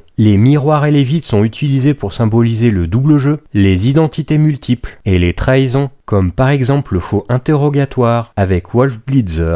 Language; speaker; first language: French; native; French